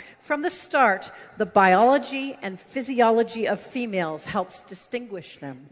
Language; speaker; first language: English; native; English